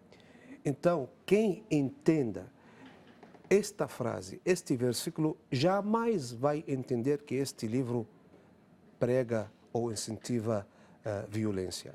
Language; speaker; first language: Portuguese; non-native, fluent; Arabic